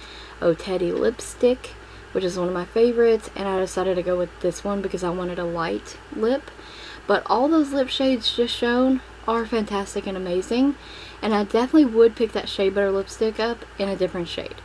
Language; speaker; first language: English; native; English